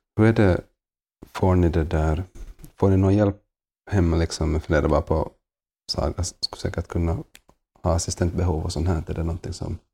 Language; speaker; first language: Swedish; native; Swedish